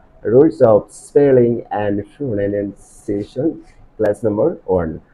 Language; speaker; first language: English; non-native, local second language; Bangla